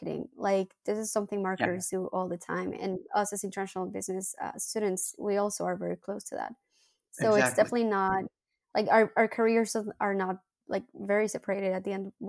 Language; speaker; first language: English; non-native, fluent; Spanish